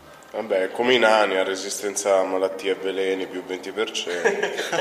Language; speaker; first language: Italian; native; Italian